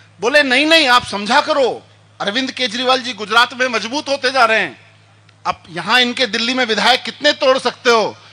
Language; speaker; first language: Hindi; native; Hindi